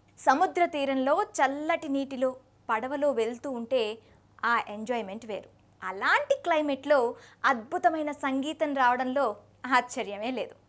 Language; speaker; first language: Telugu; native; Telugu